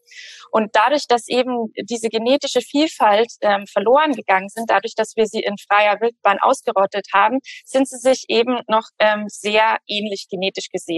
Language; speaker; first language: German; native; German